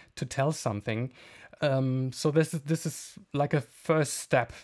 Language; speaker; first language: English; non-native, fluent; German